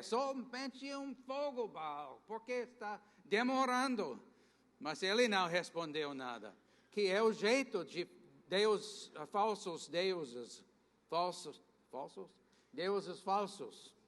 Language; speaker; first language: Portuguese; non-native, fluent; English